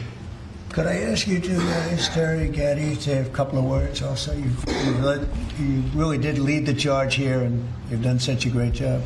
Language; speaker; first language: English; native; English